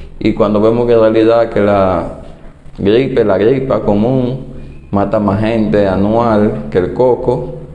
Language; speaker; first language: Spanish; native; Spanish